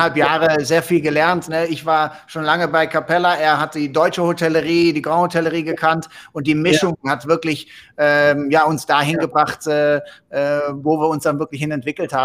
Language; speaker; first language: German; native; German